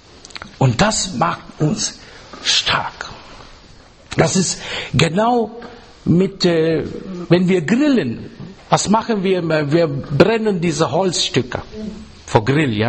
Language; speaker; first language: German; non-native, fluent; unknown